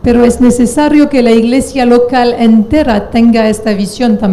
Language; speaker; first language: Spanish; non-native, fluent; French